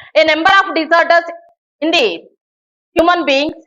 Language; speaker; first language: English; non-native, local second language; Telugu